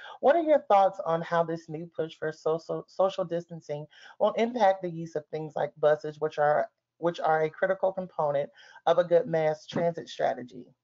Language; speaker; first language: English; native; English